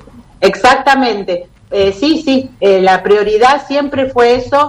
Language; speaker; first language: Spanish; native; Spanish